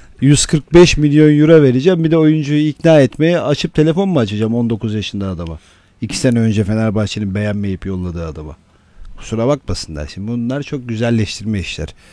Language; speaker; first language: Turkish; native; Turkish